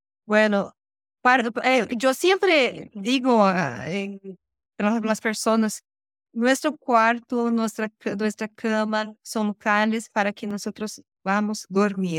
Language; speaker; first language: Spanish; non-native, learner; Portuguese